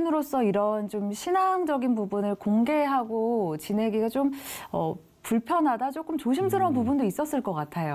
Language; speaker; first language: Korean; native; Korean